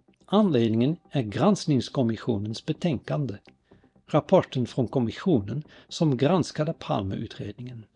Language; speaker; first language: Swedish; native; Swedish